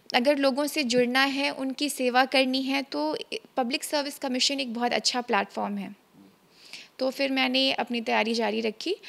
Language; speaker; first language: Hindi; native; Hindi